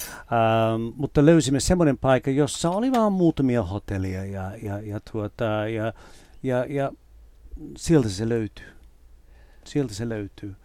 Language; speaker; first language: Finnish; non-native, fluent; English